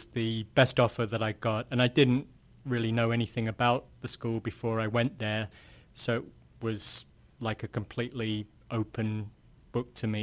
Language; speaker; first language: English; native; English